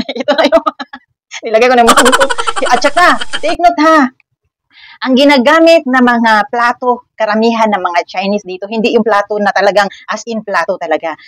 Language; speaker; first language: Filipino; native; Filipino